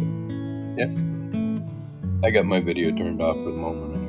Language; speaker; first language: English; native; English